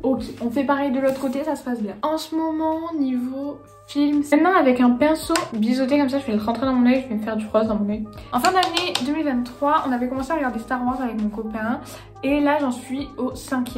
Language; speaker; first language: French; native; French